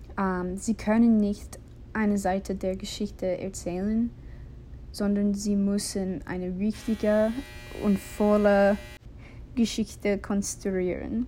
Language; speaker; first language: German; non-native, learner; English